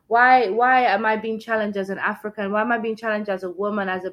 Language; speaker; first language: English; non-native, local second language; Yoruba